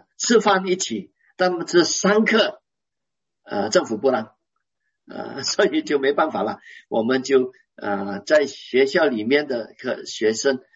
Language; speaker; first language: Chinese; non-native, local second language; Hakka Chinese